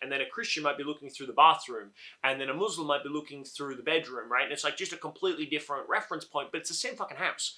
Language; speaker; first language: English; native; English